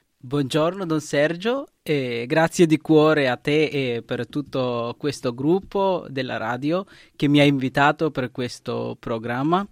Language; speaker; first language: Italian; non-native, fluent; Sinhala